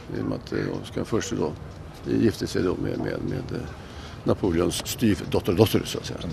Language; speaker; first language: Swedish; native; Swedish